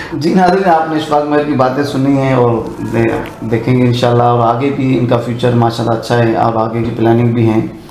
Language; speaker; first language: Urdu; non-native, local second language; Sindhi